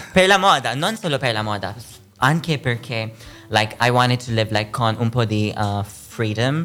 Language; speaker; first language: Italian; non-native, learner; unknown